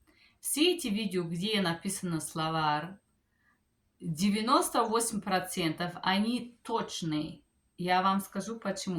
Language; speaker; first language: Russian; non-native, fluent; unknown